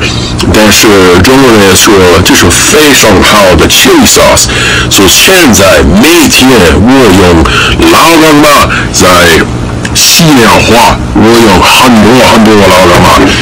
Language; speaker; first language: Chinese; non-native, learner; English